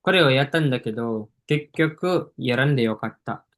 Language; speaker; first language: Japanese; non-native, fluent; Indonesian